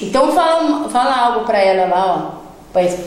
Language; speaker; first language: Portuguese; native; Portuguese